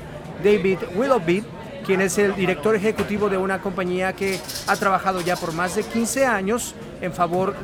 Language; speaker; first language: Spanish; native; Spanish